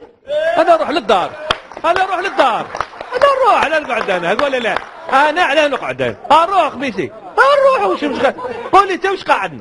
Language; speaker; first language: Arabic; native; Arabic